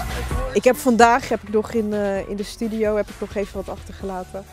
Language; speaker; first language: Dutch; native; Dutch